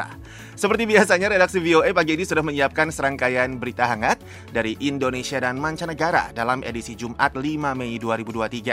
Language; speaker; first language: Indonesian; native; Indonesian